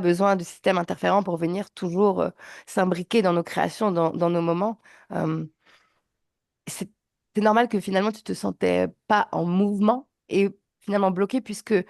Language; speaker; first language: French; native; French